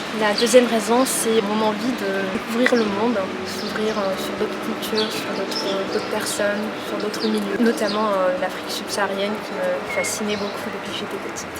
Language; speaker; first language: French; non-native, local second language; Arabic